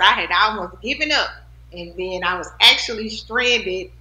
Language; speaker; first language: English; native; English